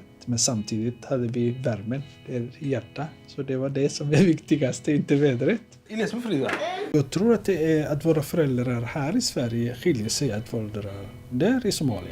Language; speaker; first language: Swedish; non-native, fluent; Somali